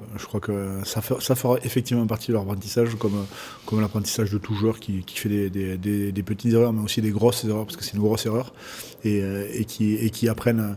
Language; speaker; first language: French; native; French